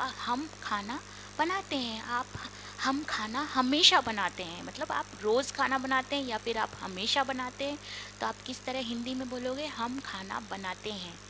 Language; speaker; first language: Hindi; non-native, local second language; Marathi